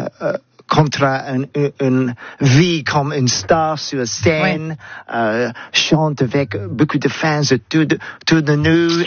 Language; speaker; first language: French; non-native, learner; English